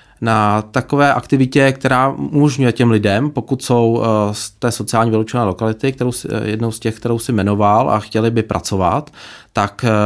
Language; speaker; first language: Czech; native; Czech